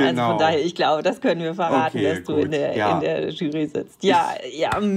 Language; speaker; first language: German; native; German